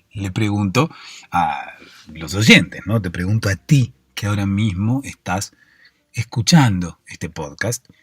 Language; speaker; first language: Spanish; native; Spanish